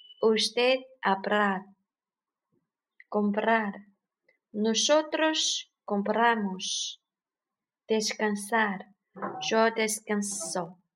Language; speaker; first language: Spanish; non-native, learner; Chinese